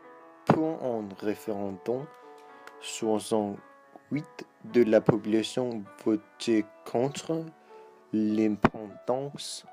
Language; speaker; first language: French; non-native, learner; Danish